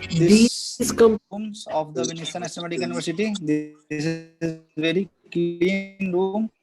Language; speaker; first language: English; non-native, local second language; Hindi